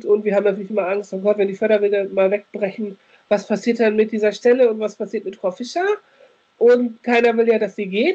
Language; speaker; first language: German; native; German